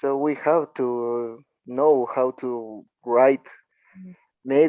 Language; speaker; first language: English; non-native, learner; Spanish